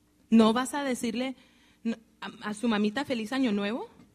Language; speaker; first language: Spanish; early bilingual, heritage; Spanish